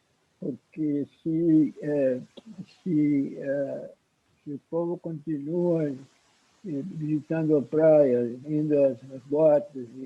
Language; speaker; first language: Portuguese; non-native, fluent; Spanish